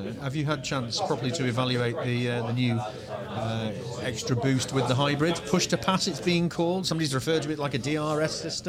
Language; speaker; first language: English; native; English